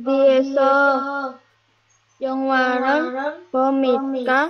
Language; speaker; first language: Korean; non-native, learner; Indonesian